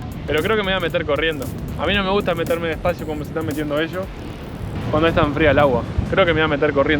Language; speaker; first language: Spanish; native; Spanish